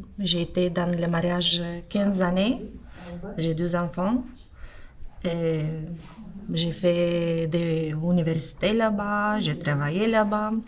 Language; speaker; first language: French; non-native, learner; Romanian